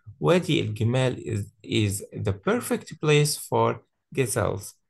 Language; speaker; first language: English; non-native, fluent; Arabic